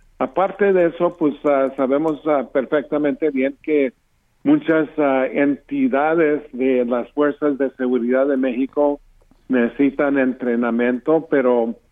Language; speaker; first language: Spanish; early bilingual, heritage; English